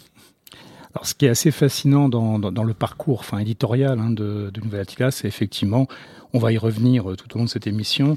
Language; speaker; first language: French; native; French